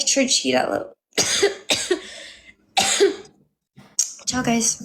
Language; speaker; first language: English; non-native, learner; Amharic